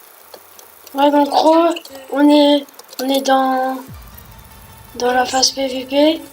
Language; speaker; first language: French; native; French